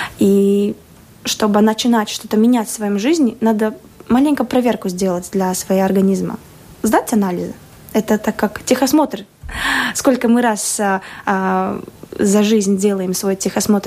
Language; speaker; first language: Russian; non-native, local second language; Latvian